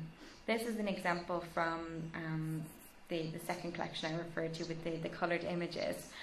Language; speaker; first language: English; native; English